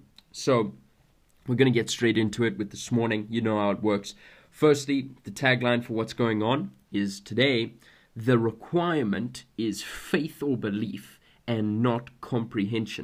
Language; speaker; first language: English; native; English